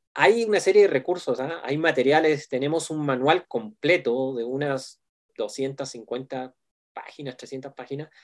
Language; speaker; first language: Spanish; native; Spanish